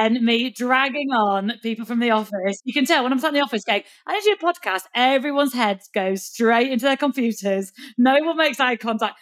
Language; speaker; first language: English; native; English